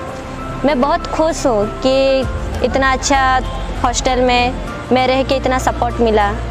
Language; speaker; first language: Hindi; non-native, local second language; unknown